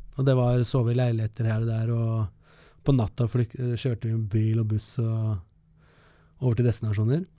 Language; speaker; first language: Norwegian; early bilingual, other home language; Kurdish